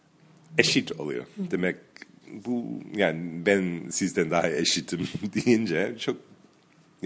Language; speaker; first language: Turkish; non-native, fluent; English